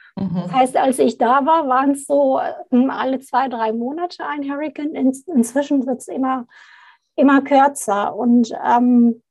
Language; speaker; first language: German; non-native, fluent; Arabic